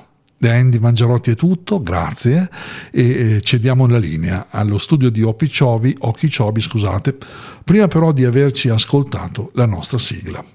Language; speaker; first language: Italian; native; Italian